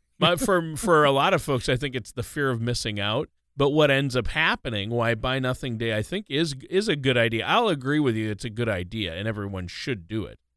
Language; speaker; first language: English; native; English